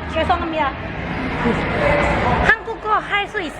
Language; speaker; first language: Korean; non-native, learner; Thai